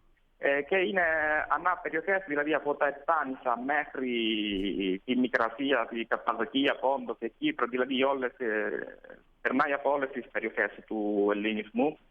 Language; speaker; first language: Greek; non-native, fluent; Italian